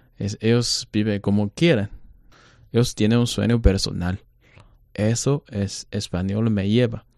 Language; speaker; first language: Spanish; non-native, learner; Chinese